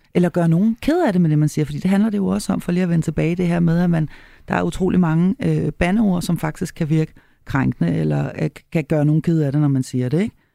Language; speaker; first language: Danish; native; Danish